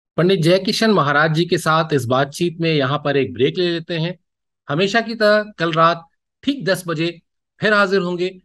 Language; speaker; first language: Hindi; native; Hindi